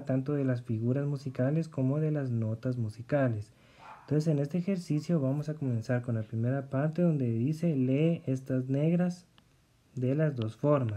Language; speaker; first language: Spanish; native; Spanish